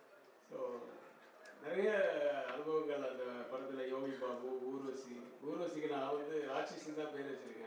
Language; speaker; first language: Tamil; native; Tamil